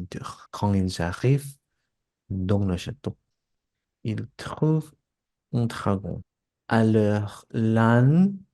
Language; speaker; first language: French; non-native, learner; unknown